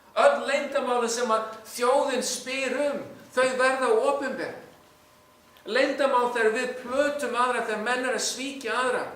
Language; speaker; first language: Icelandic; non-native, fluent; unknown